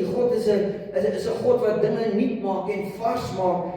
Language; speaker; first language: Afrikaans; native; Afrikaans